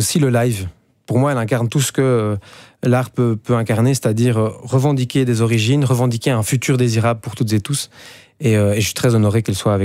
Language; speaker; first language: French; native; French